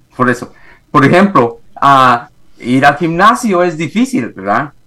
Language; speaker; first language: Spanish; native; Spanish